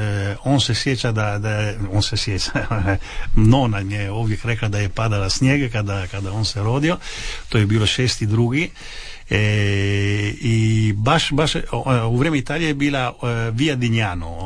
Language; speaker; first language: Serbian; early bilingual, heritage; Italian